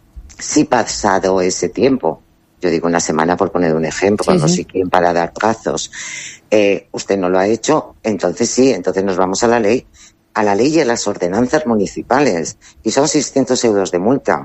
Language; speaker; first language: Spanish; native; Spanish